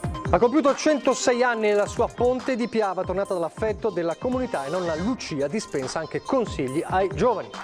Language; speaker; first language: Italian; native; Italian